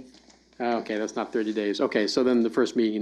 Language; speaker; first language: English; native; English